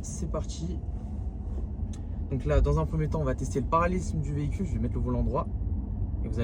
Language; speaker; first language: French; native; French